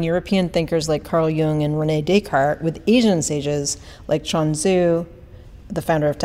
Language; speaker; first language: English; native; English